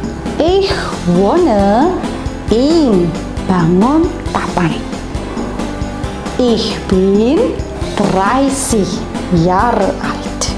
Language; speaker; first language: German; non-native, fluent; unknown